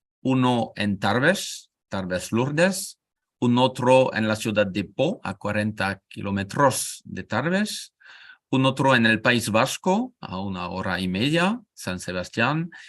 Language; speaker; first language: Spanish; non-native, learner; French